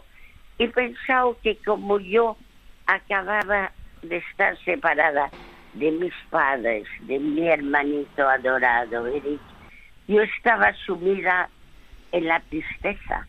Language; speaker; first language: Spanish; early bilingual, other home language; French